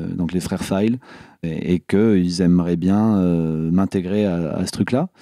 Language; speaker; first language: French; native; French